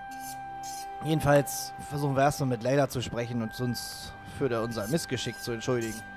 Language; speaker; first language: German; native; German